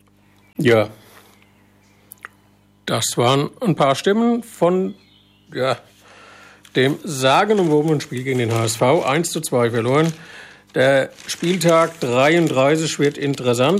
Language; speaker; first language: German; native; German